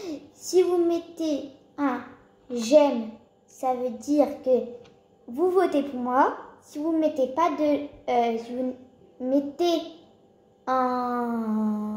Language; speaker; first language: French; early bilingual, other home language; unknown